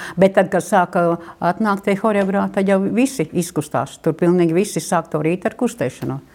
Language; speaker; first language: Latvian; native; Latvian